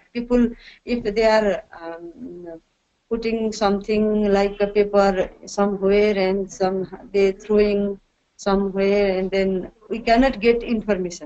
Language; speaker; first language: English; non-native, learner; Nepali